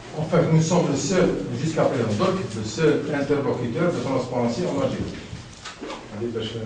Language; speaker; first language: French; non-native, local second language; Arabic